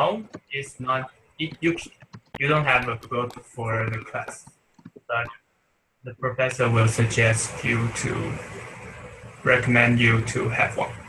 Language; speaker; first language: English; non-native, learner; Chinese